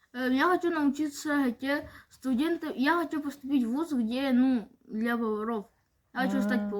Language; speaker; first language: Russian; non-native, local second language; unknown